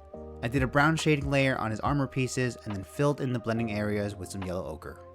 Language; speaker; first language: English; native; English